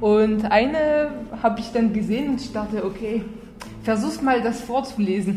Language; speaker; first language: German; non-native, fluent; French